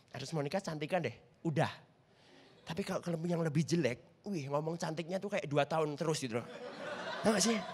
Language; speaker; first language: Indonesian; native; Indonesian